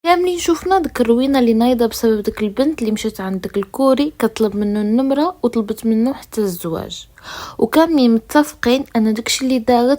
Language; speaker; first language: Arabic; native; Arabic